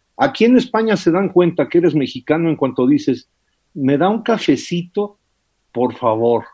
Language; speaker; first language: Spanish; early bilingual, heritage; English